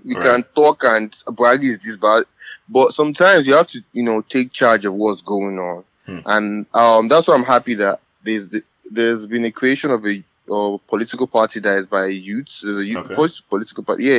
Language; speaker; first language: English; non-native, local second language; Yoruba